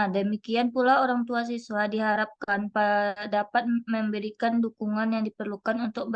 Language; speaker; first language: Indonesian; native; Indonesian